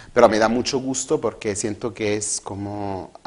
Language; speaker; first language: Spanish; non-native, fluent; Italian